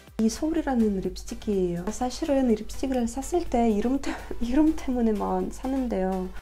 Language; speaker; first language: Korean; non-native, learner; Russian